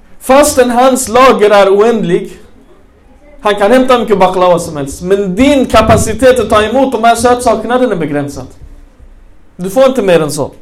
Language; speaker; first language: Swedish; early bilingual, other home language; Arabic